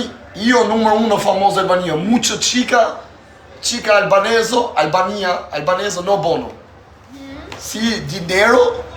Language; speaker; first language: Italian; non-native, learner; Albanian